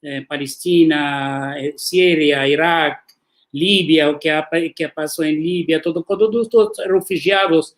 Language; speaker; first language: Spanish; non-native, learner; Arabic